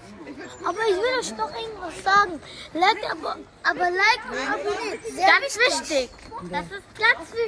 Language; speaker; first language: German; early bilingual, other home language; Arabic